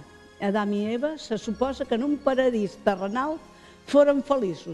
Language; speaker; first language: Catalan; native; Catalan